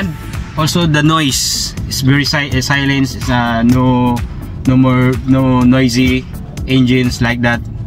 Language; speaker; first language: English; non-native, local second language; Filipino